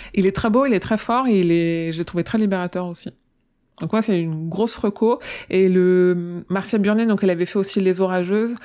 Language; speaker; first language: French; native; French